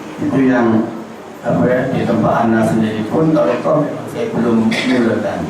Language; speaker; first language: Malay; non-native, local second language; Javanese